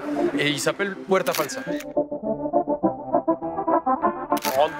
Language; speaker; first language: French; non-native, fluent; Spanish